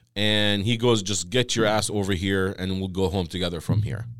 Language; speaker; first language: English; non-native, fluent; Arabic